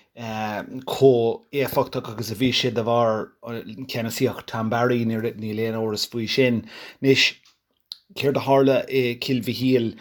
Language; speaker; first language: Irish; non-native, local second language; English